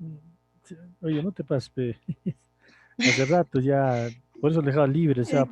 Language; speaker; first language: Spanish; native; Spanish